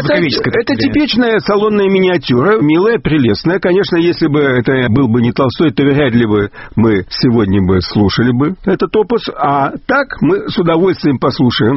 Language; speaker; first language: Russian; native; Russian